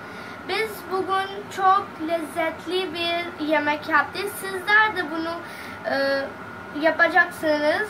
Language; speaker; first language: Turkish; non-native, learner; Urdu